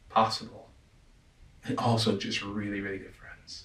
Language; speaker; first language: English; native; English